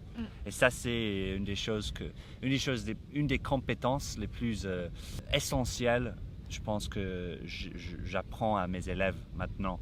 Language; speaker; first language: French; non-native, fluent; English